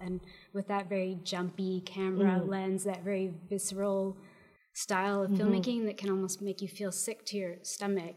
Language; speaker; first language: English; native; English